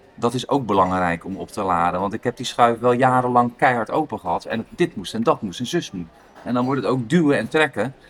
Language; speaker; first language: Dutch; native; Dutch